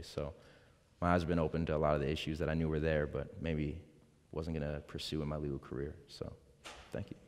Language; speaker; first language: English; native; English